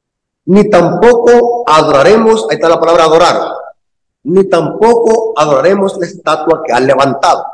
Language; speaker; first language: Spanish; native; Spanish